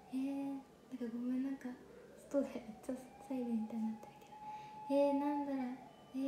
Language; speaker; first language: Japanese; native; Japanese